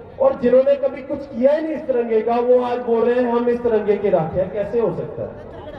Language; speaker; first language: Hindi; non-native, local second language; Punjabi